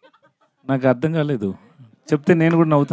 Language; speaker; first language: Telugu; non-native, learner; Tamil